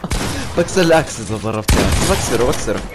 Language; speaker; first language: Arabic; native; Arabic